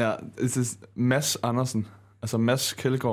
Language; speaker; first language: German; non-native, learner; Danish